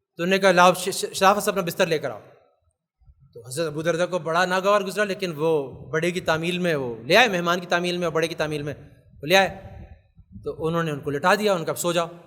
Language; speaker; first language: Urdu; native; Urdu